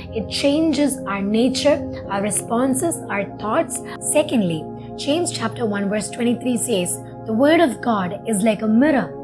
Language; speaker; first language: English; non-native, local second language; Malayalam